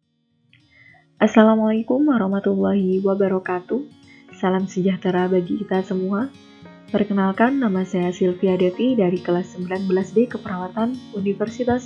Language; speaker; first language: Indonesian; native; Indonesian